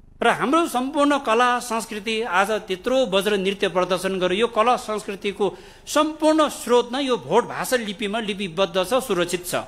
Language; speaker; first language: Nepali; non-native, local second language; Gurung